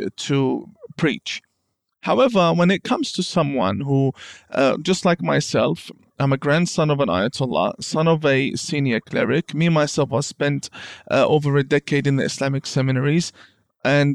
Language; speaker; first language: English; native; English